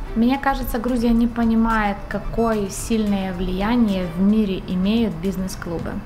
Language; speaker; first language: Russian; non-native, local second language; Ukrainian